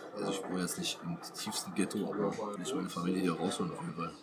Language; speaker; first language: German; native; German